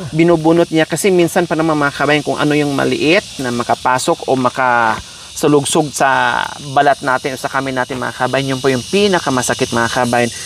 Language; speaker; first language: Filipino; non-native, local second language; Cebuano